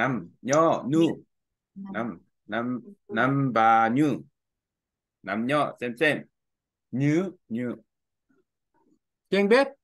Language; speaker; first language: Vietnamese; non-native, learner; Korean